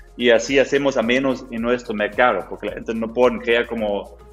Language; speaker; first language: Spanish; non-native, fluent; German